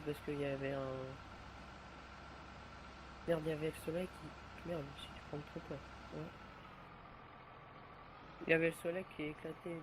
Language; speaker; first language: French; native; French